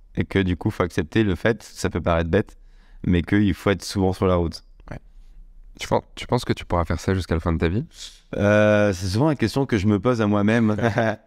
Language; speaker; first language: French; native; French